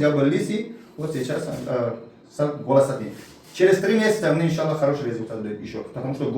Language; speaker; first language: Russian; non-native, learner; Tajik